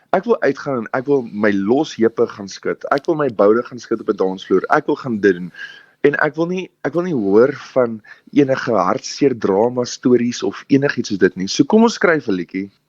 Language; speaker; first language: Afrikaans; native; Afrikaans